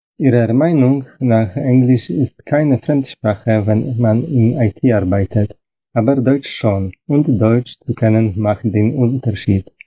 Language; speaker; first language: German; non-native, fluent; Polish